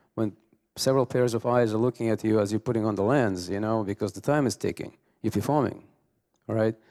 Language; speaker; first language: English; non-native, fluent; Russian